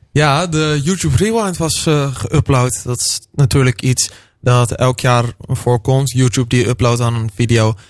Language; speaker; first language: Dutch; native; Dutch